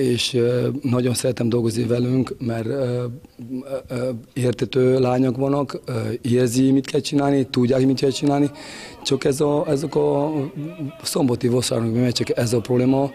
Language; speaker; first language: Hungarian; non-native, learner; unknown